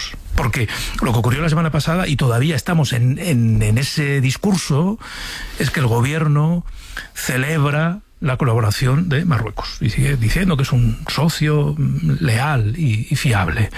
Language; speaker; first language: Spanish; native; Spanish